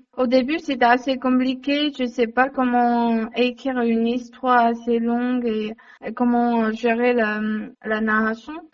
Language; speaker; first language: French; non-native, learner; Chinese